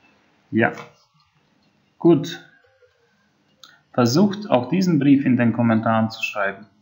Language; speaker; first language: German; non-native, fluent; Albanian